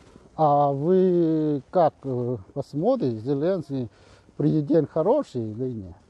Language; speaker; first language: Russian; non-native, learner; Vietnamese